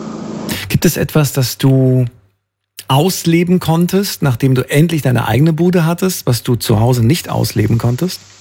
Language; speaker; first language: German; native; German